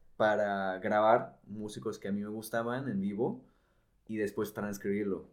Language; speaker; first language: Spanish; non-native, fluent; German